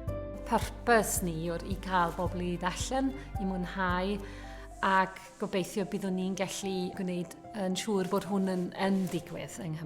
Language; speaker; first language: Welsh; non-native, fluent; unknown